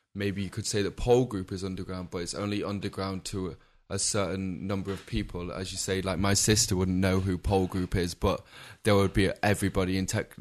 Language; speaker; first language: English; native; English